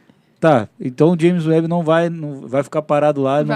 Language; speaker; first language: Portuguese; native; Portuguese